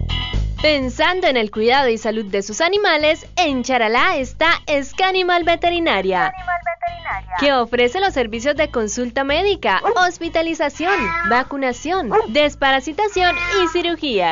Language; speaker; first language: Spanish; native; Spanish